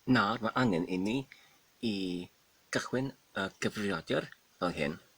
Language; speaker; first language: Welsh; non-native, learner; Polish